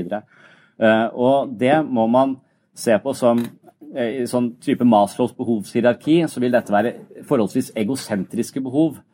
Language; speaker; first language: Norwegian; native; Norwegian